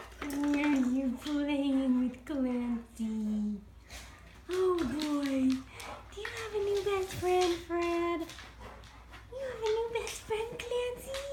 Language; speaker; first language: English; native; English